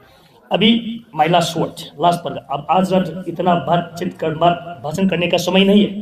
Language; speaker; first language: Hindi; non-native, local second language; Thado Chin